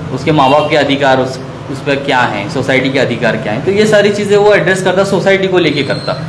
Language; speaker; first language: Hindi; non-native, local second language; Marathi